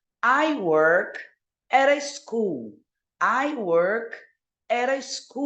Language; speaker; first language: English; non-native, fluent; Portuguese